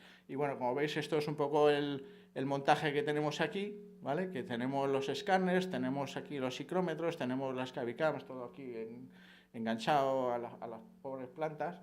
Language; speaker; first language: Spanish; native; Spanish